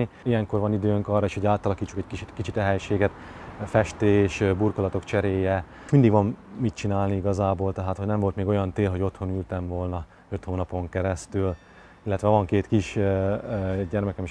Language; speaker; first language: Hungarian; native; Hungarian